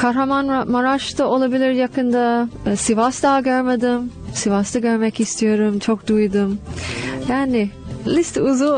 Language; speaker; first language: Turkish; non-native, fluent; English